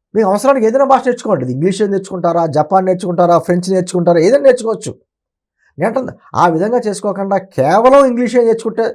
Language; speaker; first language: Telugu; native; Telugu